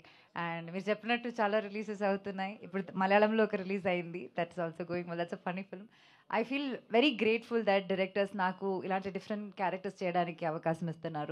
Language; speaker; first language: Telugu; non-native, local second language; Malayalam